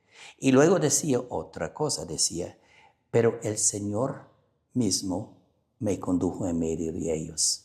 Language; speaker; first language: Spanish; non-native, fluent; English